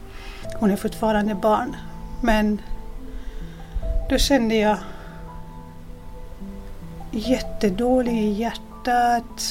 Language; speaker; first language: Swedish; non-native, fluent; Persian